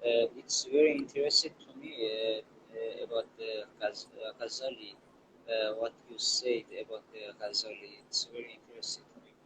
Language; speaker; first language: English; non-native, learner; Persian